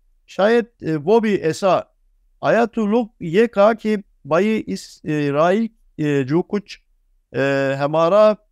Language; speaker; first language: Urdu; non-native, fluent; Turkish